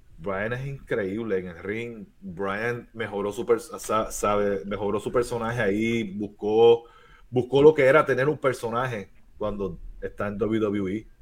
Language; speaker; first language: Spanish; native; Spanish